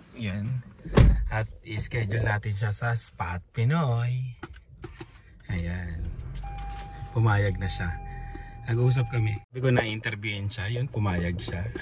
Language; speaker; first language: Filipino; native; Filipino